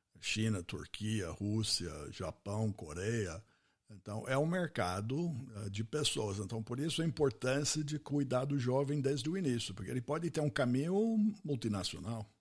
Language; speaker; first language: Portuguese; non-native, fluent; English